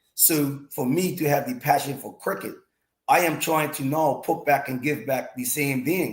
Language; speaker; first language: English; native; English